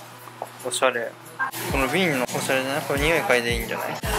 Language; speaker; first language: Japanese; native; Japanese